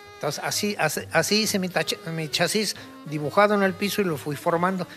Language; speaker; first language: Spanish; native; Spanish